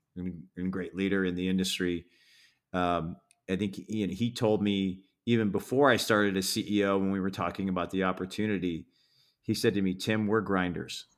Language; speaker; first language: English; native; English